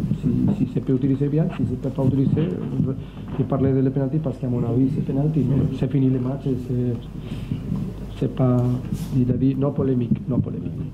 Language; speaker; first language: French; non-native, learner; Spanish